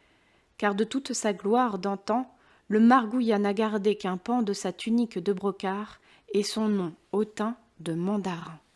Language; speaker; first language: French; native; French